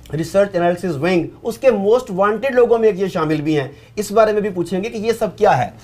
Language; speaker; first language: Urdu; native; Urdu